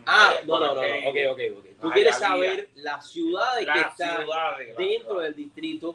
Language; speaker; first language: Spanish; native; Spanish